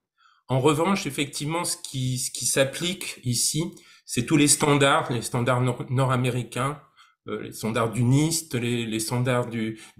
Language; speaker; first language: French; native; French